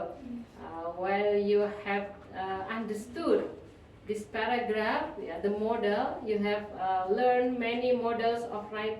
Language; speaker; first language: English; non-native, fluent; Indonesian